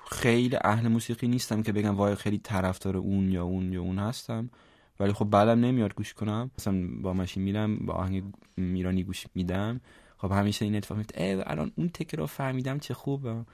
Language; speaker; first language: Persian; non-native, fluent; German